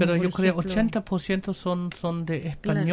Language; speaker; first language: Spanish; non-native, fluent; German